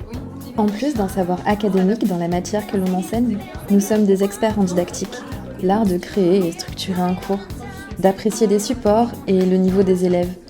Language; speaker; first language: French; native; French